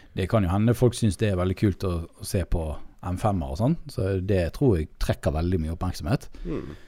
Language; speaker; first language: Norwegian; native; Norwegian